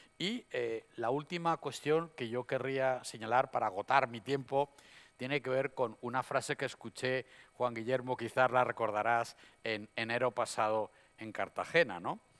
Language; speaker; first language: Spanish; native; Spanish